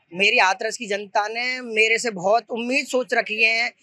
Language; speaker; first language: Hindi; native; Hindi